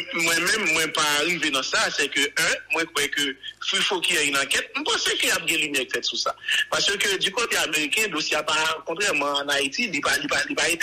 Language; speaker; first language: French; non-native, local second language; Haitian Creole